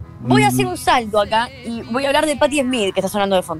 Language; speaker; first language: Spanish; native; Spanish